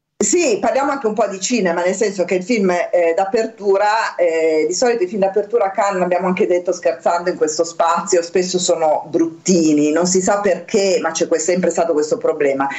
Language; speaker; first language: Italian; native; Italian